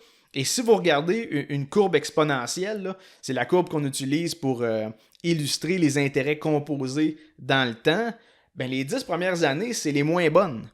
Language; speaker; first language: French; native; French